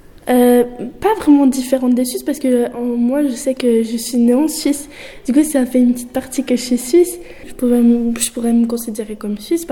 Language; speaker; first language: French; early bilingual, other home language; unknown